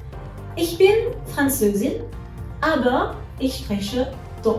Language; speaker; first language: German; non-native, fluent; French